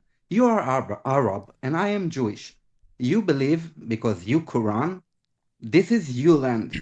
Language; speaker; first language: English; non-native, learner; Hebrew